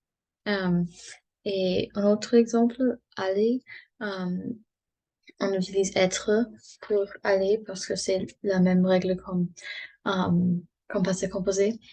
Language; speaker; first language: French; non-native, learner; English